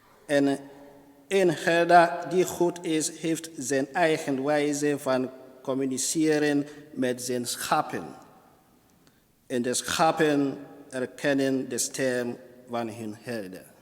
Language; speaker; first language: Dutch; non-native, fluent; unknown